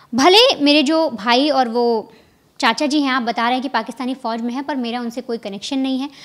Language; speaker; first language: Hindi; native; Hindi